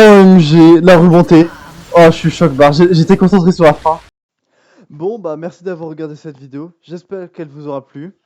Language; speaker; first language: French; native; French